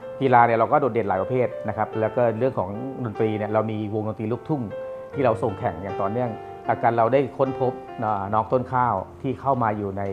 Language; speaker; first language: Thai; native; Thai